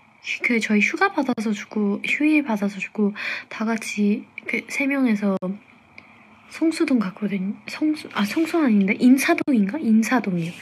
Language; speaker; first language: Korean; non-native, fluent; English